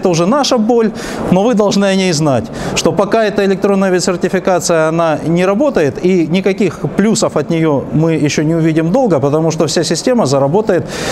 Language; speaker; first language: Russian; native; Russian